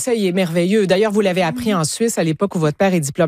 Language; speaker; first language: French; native; French